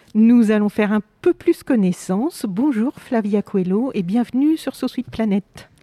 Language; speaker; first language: French; native; French